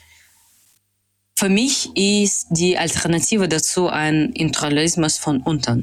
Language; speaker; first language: German; non-native, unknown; Russian